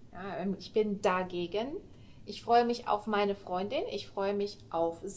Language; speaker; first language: German; non-native, fluent; English